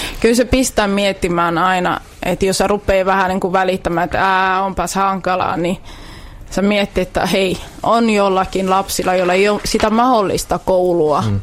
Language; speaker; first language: Finnish; early bilingual, other home language; Kinyarwanda